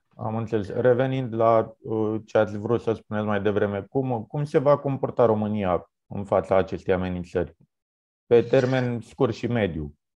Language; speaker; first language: Romanian; native; Romanian